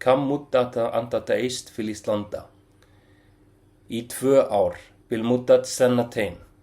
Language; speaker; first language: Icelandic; non-native, fluent; Arabic